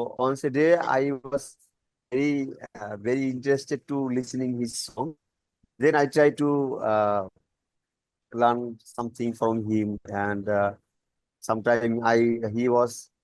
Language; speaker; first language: English; non-native, learner; Bangla